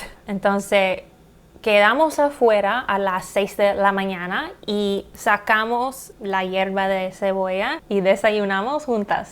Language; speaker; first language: Spanish; non-native, fluent; English